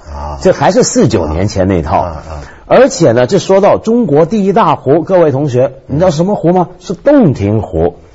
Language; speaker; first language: Chinese; native; Chinese